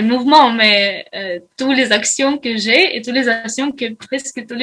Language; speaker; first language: French; non-native, fluent; Russian